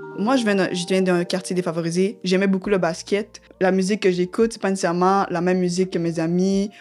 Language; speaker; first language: French; early bilingual, other home language; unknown